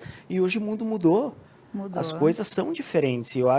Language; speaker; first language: Portuguese; native; Portuguese